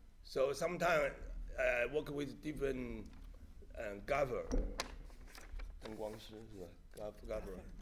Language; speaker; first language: English; non-native, learner; Chinese